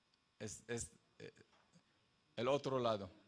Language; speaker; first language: Spanish; non-native, fluent; Hebrew